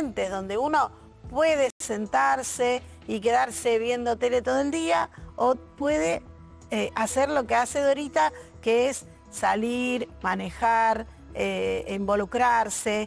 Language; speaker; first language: Spanish; native; Spanish